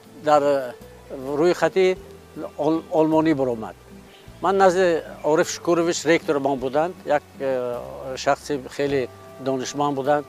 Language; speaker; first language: Persian; non-native, local second language; Shughni